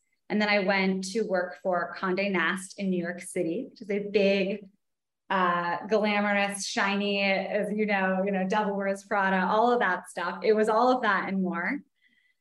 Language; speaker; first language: English; native; English